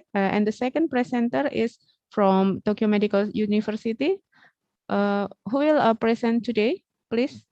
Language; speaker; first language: English; non-native, learner; Indonesian